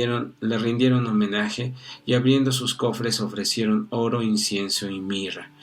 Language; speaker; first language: Spanish; native; Spanish